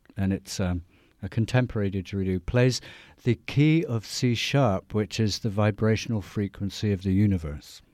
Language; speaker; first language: English; native; English